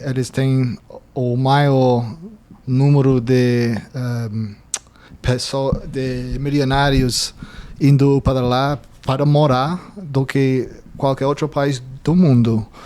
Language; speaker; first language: Portuguese; non-native, fluent; English